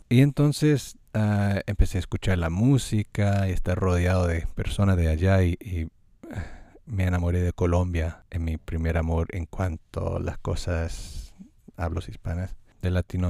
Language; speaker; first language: Spanish; non-native, fluent; English